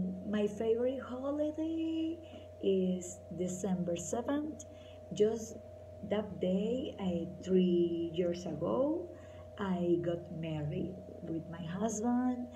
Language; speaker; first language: English; non-native, learner; Spanish